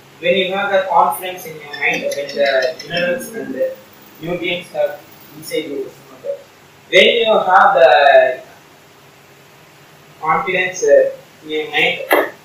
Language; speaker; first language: English; non-native, learner; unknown